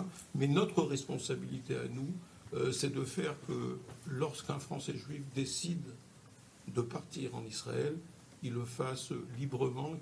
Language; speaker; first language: French; native; French